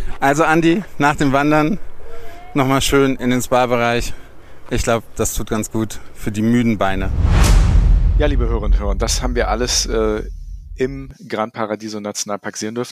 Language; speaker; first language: German; native; German